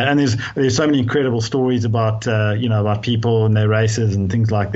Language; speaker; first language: English; native; English